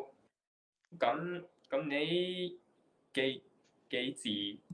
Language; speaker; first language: Chinese; non-native, learner; Japanese